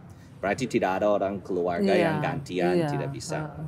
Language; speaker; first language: Indonesian; non-native, fluent; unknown